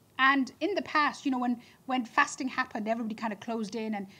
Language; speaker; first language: English; native; English